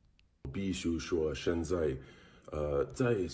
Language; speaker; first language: Chinese; non-native, learner; English